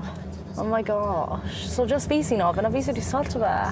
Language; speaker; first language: Welsh; native; Welsh